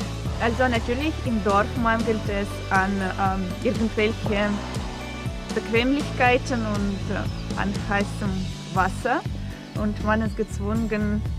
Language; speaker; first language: German; non-native, fluent; Russian